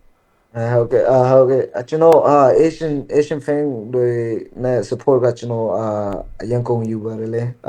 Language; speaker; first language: Burmese; early bilingual, heritage; Burmese